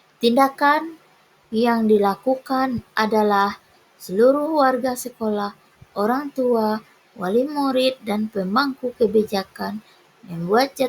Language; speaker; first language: Indonesian; native; Indonesian